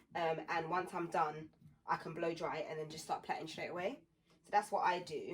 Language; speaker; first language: English; native; English